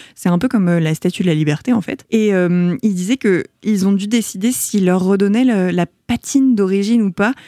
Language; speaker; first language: French; native; French